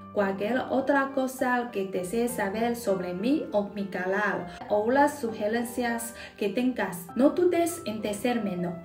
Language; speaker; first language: Spanish; non-native, fluent; Chinese